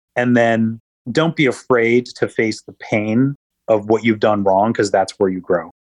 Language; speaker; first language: English; native; English